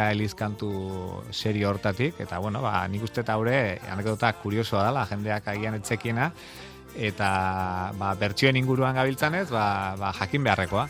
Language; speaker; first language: Basque; native; Basque